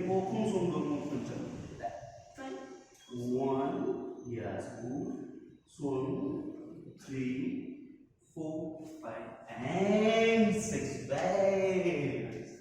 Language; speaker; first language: Vietnamese; non-native, learner; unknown